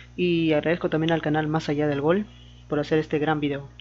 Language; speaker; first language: Spanish; native; Spanish